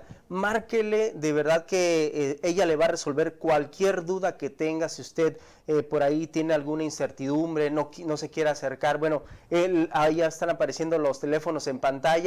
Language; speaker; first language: Spanish; native; Spanish